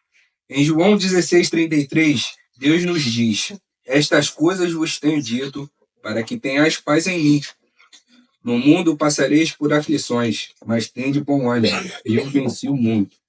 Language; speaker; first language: Portuguese; native; Portuguese